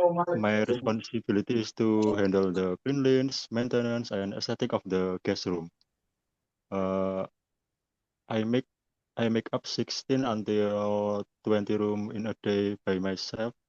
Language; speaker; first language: English; non-native, learner; Indonesian